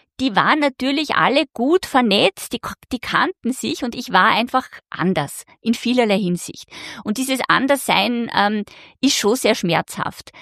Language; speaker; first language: German; native; German